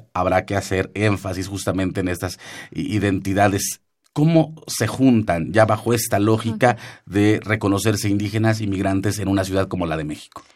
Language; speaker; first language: Spanish; non-native, local second language; Nahuatl languages